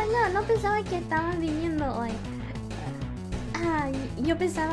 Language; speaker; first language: Spanish; early bilingual, heritage; English